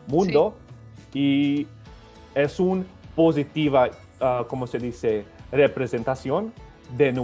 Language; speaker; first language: Spanish; early bilingual, other home language; Serbian